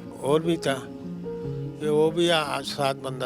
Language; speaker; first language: Hindi; non-native, local second language; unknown